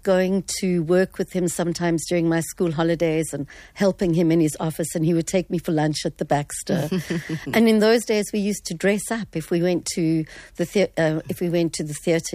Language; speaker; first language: English; native; English